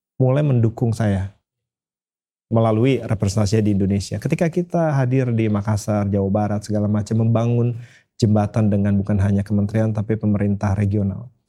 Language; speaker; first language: Indonesian; native; Indonesian